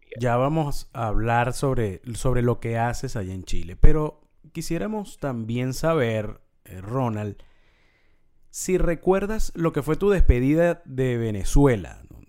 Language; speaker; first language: Spanish; native; Spanish